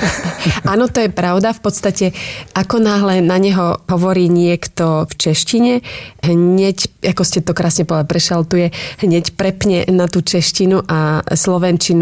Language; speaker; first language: Slovak; native; Slovak